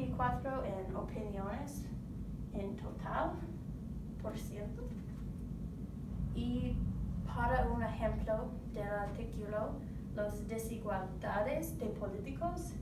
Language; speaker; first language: Spanish; non-native, learner; English